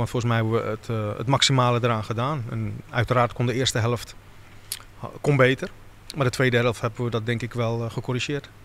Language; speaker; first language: Dutch; native; Dutch